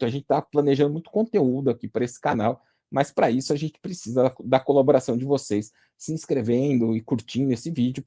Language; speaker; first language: Portuguese; native; Portuguese